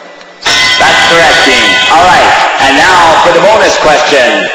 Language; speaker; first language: English; native; English